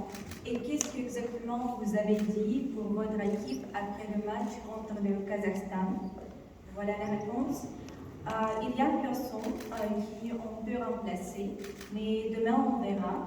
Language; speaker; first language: French; non-native, fluent; Ukrainian